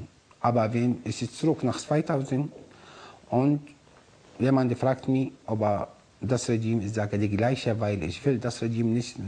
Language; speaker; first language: German; non-native, learner; Arabic